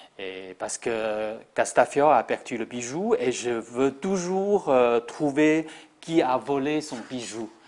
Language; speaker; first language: French; non-native, fluent; Chinese